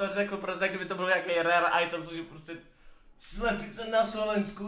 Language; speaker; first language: Czech; native; Czech